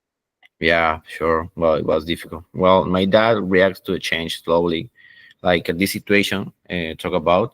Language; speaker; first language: English; non-native, learner; Spanish